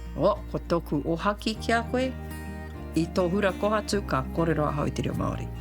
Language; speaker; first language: Māori; non-native, learner; Indonesian